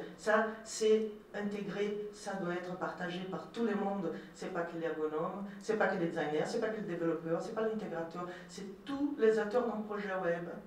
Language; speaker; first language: French; non-native, fluent; Portuguese